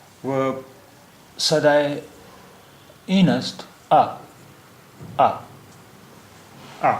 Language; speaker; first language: Persian; non-native, learner; Urdu